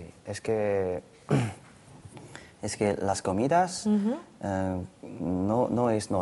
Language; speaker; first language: Spanish; non-native, learner; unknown